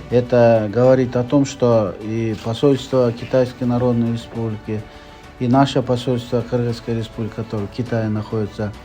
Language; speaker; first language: Russian; non-native, local second language; Kyrgyz